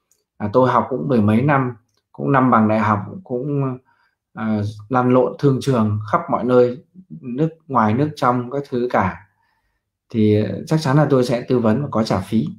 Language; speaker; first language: Vietnamese; native; Vietnamese